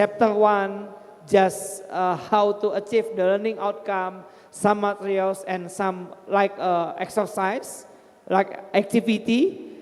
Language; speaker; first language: English; non-native, fluent; Indonesian